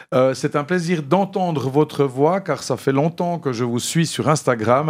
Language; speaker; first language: French; native; French